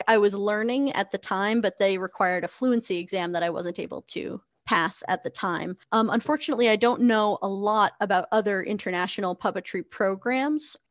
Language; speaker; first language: English; native; English